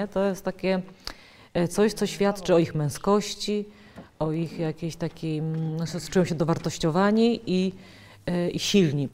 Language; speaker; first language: Polish; native; Polish